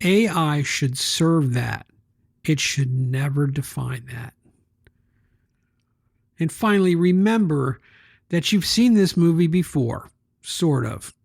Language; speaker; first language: English; native; English